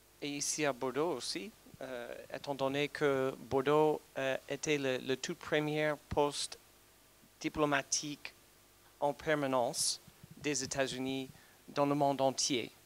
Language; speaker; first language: French; non-native, fluent; English